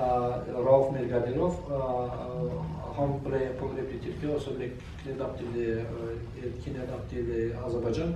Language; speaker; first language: Norwegian; non-native, learner; Azerbaijani